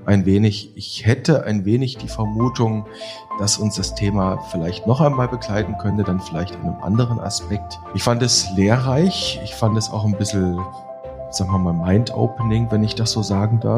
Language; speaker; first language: German; native; German